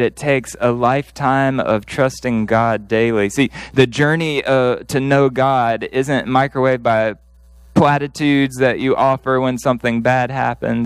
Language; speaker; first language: English; native; English